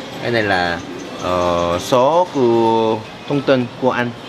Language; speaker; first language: Vietnamese; non-native, learner; Korean